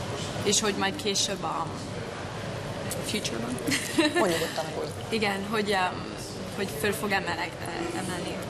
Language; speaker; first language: Hungarian; early bilingual, heritage; English